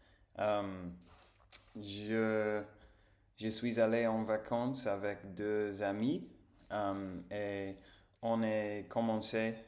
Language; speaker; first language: French; non-native, learner; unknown